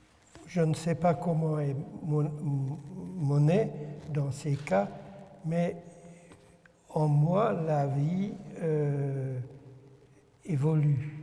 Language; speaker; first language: French; non-native, fluent; Hungarian